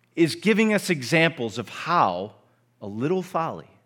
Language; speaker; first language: English; native; English